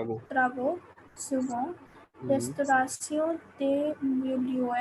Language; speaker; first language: French; non-native, learner; Hindi